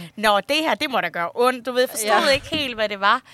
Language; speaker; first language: Danish; early bilingual, other home language; Thai